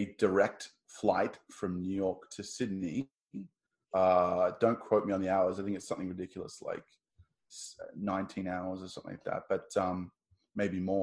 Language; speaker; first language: English; native; English